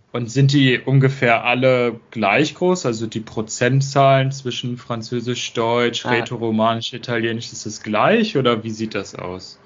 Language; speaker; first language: German; native; German